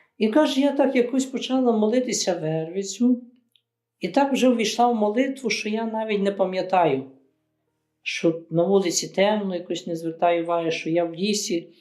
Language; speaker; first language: Ukrainian; native; Ukrainian